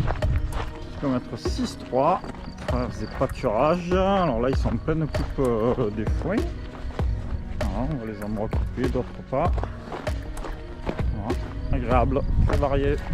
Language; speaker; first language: French; native; French